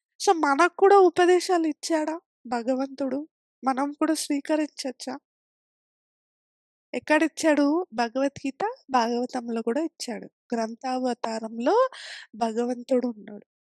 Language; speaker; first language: Telugu; non-native, fluent; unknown